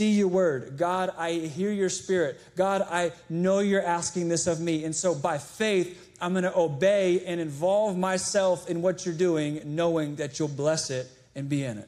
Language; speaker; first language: English; native; English